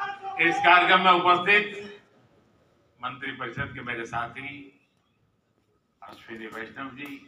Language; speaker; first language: Hindi; non-native, local second language; Gujarati